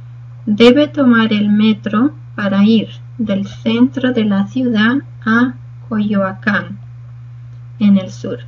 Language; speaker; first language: Spanish; non-native, fluent; Portuguese